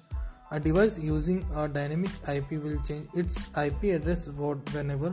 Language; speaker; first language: English; non-native, local second language; Hindi